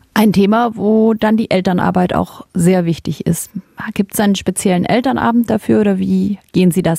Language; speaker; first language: German; native; German